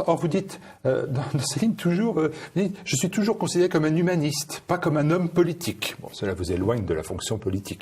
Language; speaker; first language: French; native; French